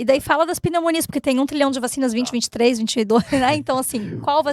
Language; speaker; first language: Portuguese; native; Portuguese